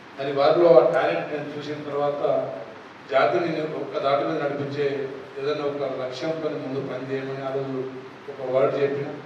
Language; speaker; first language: Telugu; non-native, local second language; Lambadi